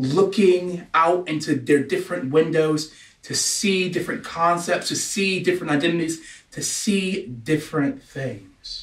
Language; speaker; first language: English; native; English